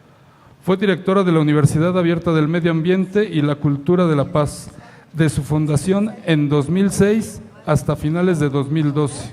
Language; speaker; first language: Spanish; native; Spanish